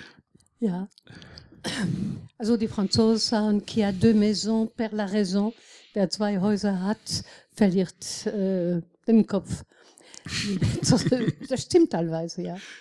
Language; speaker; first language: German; non-native, fluent; French